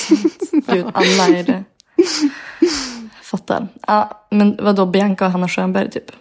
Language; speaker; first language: Swedish; native; Swedish